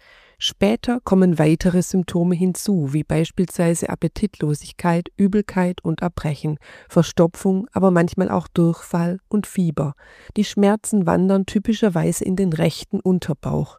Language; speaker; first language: German; native; German